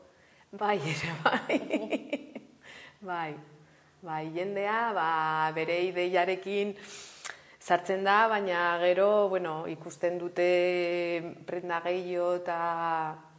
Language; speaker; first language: Basque; non-native, local second language; Spanish